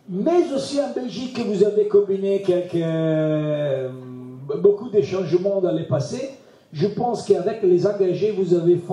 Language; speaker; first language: French; non-native, learner; Italian